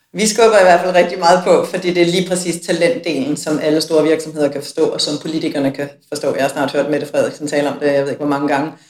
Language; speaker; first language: Danish; native; Danish